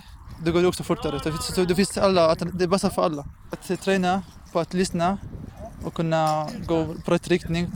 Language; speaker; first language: Swedish; non-native, fluent; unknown